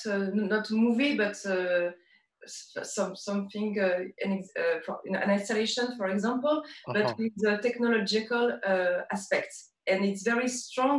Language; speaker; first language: English; non-native, learner; French